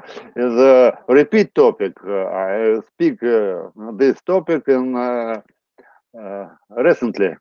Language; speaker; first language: English; non-native, learner; Russian